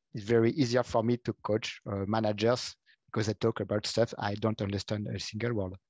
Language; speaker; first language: English; non-native, fluent; French